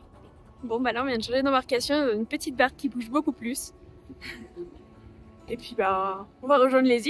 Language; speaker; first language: French; native; French